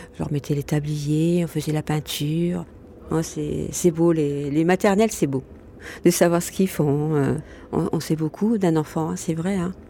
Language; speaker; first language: French; non-native, local second language; Arabic